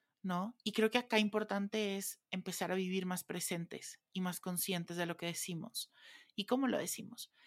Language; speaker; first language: Spanish; native; Spanish